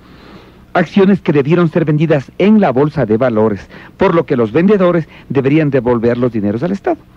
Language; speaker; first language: Spanish; native; Spanish